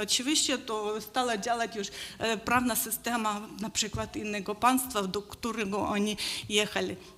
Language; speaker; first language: Polish; non-native, learner; Ukrainian